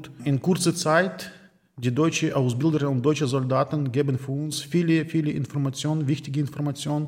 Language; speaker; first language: German; non-native, learner; Ukrainian